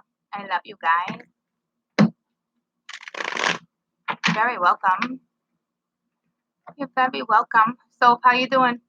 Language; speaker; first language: English; native; English